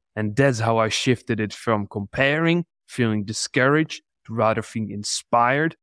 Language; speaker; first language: English; non-native, fluent; Czech